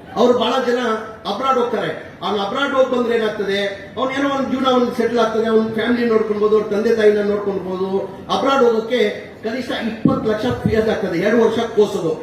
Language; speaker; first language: Kannada; non-native, local second language; Urdu